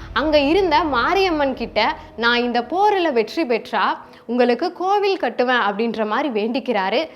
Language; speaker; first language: Tamil; native; Tamil